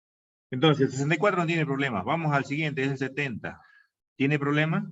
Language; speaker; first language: Spanish; native; Spanish